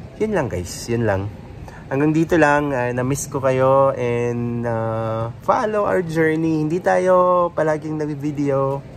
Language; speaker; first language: Filipino; non-native, local second language; Cebuano